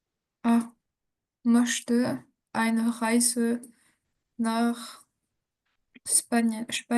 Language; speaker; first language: German; non-native, learner; French